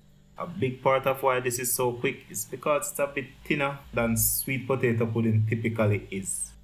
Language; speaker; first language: English; native; English